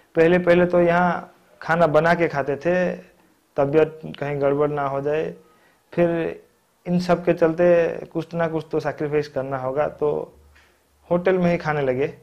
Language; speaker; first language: Hindi; non-native, local second language; Odia